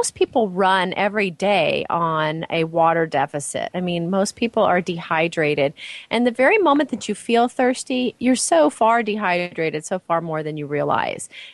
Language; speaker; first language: English; native; English